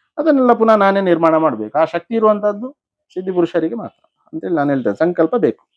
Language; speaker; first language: Kannada; non-native, local second language; Konkani